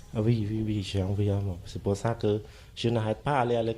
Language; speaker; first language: French; non-native, fluent; Khmer